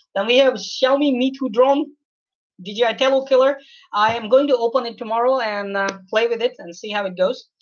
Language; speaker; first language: English; non-native, local second language; Urdu